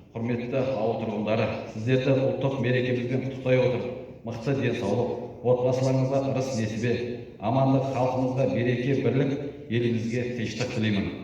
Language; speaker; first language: Kazakh; native; Kazakh